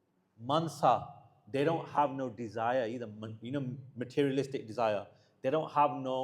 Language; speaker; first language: English; early bilingual, heritage; Punjabi